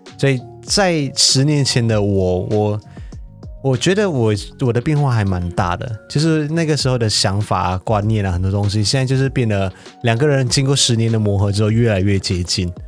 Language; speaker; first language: Chinese; native; Chinese